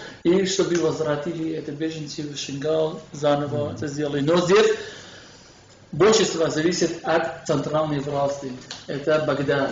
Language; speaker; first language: Russian; non-native, fluent; Kurdish